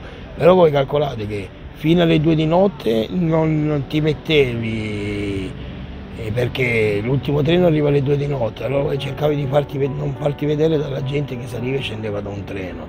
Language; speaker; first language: Italian; native; Italian